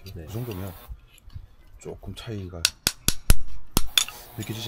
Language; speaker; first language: Korean; native; Korean